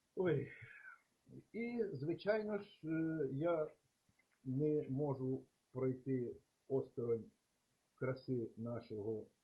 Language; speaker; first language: Ukrainian; native; Ukrainian